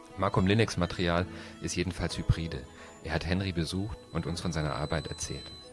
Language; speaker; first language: German; native; German